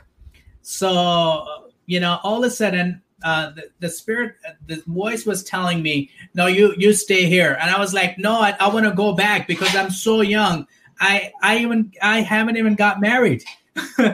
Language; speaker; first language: English; non-native, local second language; Urdu